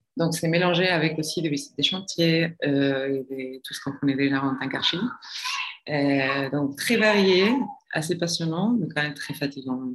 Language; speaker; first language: French; non-native, fluent; Spanish